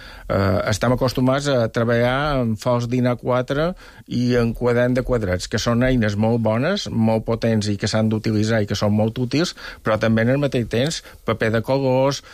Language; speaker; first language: Catalan; native; Catalan